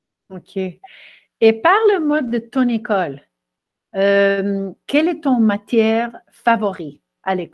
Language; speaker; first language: French; non-native, fluent; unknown